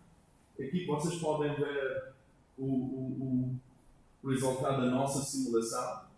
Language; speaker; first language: Portuguese; non-native, learner; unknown